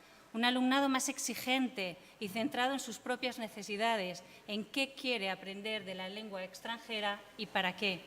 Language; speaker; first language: Spanish; native; Spanish